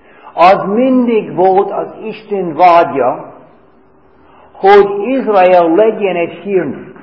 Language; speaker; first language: Hungarian; non-native, fluent; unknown